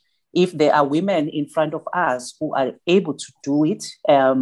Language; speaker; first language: English; non-native, local second language; Zulu